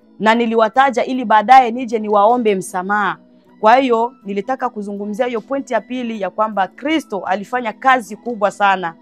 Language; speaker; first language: Swahili; non-native, local second language; Bembe